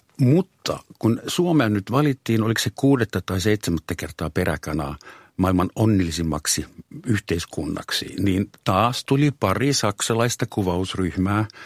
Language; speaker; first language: Finnish; non-native, fluent; German